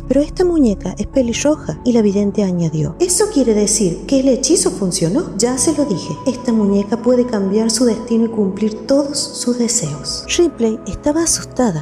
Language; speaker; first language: Spanish; native; Spanish